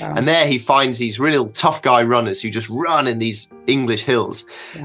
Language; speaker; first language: English; native; English